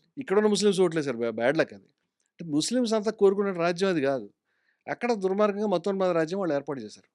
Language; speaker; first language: Telugu; native; Telugu